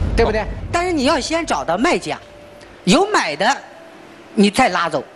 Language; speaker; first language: Chinese; native; Chinese